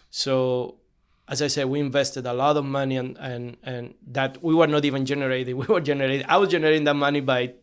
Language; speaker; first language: English; non-native, fluent; Spanish